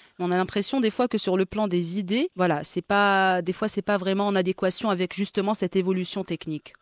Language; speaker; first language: French; non-native, local second language; Arabic